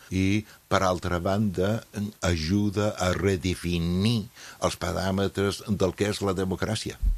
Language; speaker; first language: Catalan; non-native, fluent; English